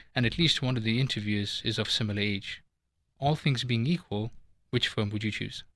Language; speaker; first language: English; native; English